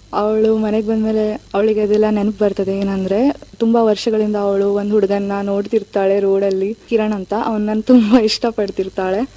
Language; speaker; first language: Kannada; native; Kannada